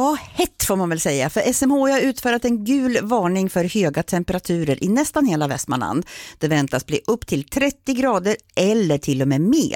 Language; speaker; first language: Swedish; native; Swedish